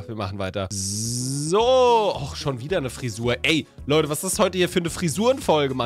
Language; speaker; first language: German; native; German